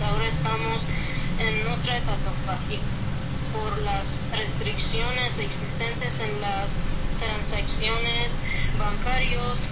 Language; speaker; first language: Spanish; non-native, learner; Persian